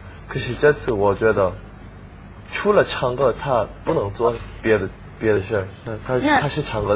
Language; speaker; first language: Chinese; non-native, learner; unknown